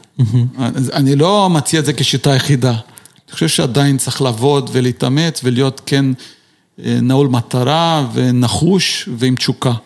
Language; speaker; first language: Hebrew; non-native, fluent; Portuguese